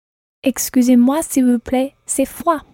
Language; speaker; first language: French; non-native, learner; English